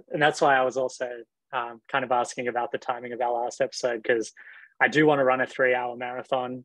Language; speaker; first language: English; native; English